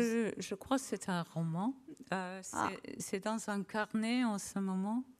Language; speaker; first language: French; non-native, learner; English